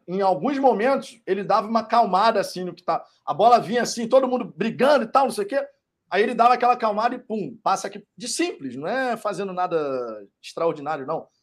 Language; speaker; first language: Portuguese; native; Portuguese